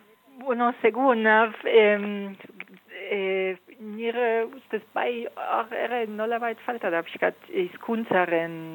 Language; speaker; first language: Basque; non-native, fluent; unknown